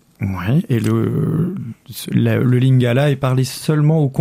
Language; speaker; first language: French; native; French